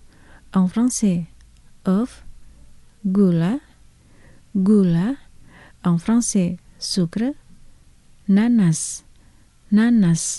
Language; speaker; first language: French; non-native, fluent; Indonesian